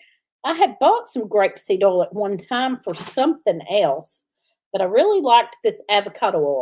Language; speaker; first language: English; native; English